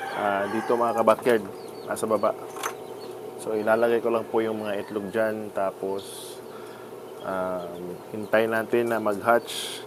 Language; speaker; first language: Filipino; non-native, local second language; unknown